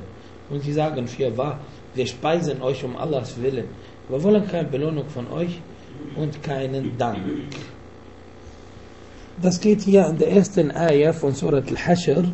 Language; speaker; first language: German; non-native, fluent; Arabic